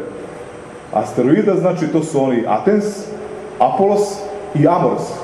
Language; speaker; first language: Serbian; native; Serbian